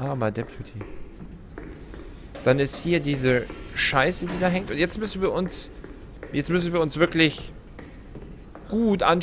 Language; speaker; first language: German; native; German